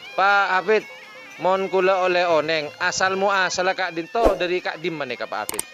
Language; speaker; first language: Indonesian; non-native, local second language; Madurese